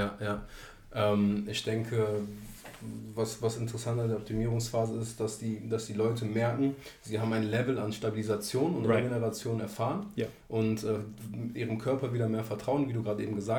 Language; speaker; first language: German; native; German